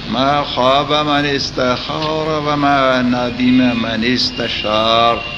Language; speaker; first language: Urdu; native; Urdu